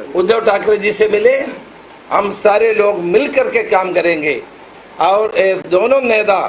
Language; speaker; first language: Hindi; non-native, local second language; Marathi